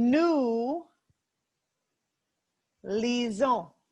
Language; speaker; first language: French; non-native, fluent; English